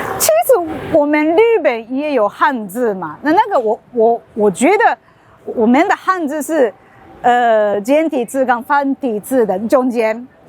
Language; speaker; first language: Chinese; non-native, fluent; Japanese